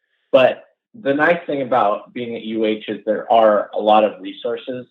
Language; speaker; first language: English; native; English